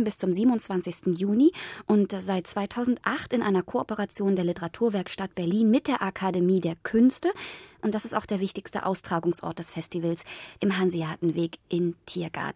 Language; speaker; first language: German; native; German